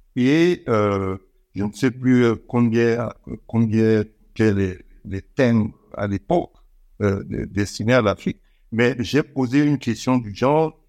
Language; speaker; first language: French; non-native, local second language; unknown